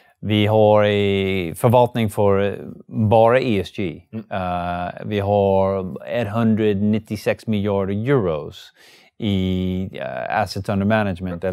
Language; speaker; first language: Swedish; non-native, learner; English